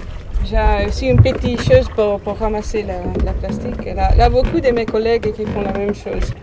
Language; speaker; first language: French; non-native, learner; Italian